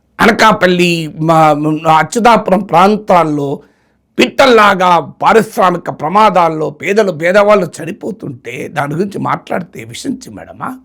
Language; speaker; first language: Telugu; native; Telugu